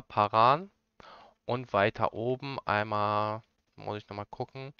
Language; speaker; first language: German; native; German